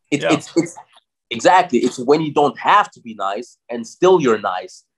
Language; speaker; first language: English; non-native, fluent; German